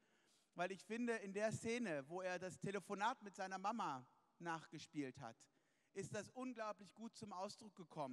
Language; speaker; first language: German; native; German